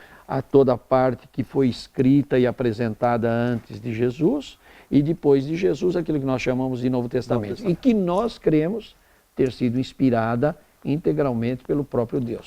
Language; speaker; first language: Portuguese; native; Portuguese